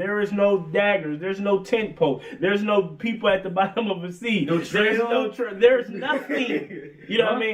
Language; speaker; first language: English; native; English